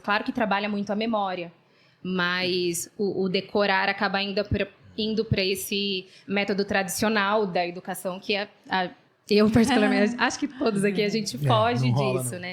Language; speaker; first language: Portuguese; native; Portuguese